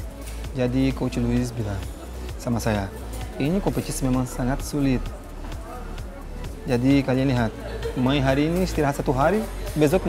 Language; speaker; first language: Indonesian; non-native, fluent; Portuguese